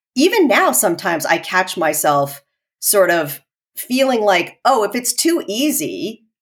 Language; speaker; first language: English; early bilingual, other home language; Chinese